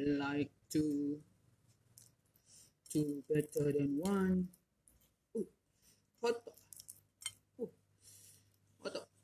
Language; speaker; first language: English; non-native, local second language; Malay